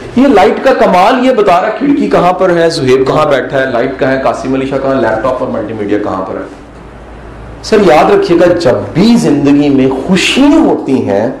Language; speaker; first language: Urdu; non-native, local second language; Punjabi